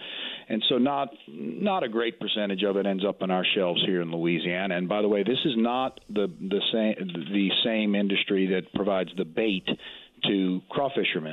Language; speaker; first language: English; native; English